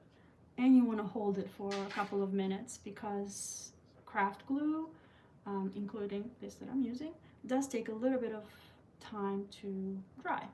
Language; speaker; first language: English; early bilingual, other home language; Albanian